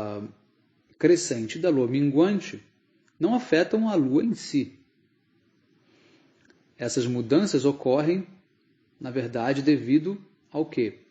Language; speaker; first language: Portuguese; native; Portuguese